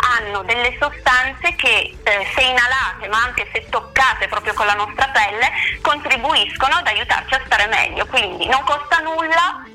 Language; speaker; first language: Italian; native; Italian